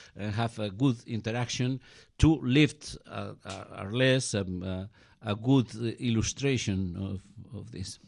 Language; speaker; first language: English; non-native, learner; Galician